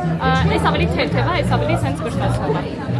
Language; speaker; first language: Armenian; native; Armenian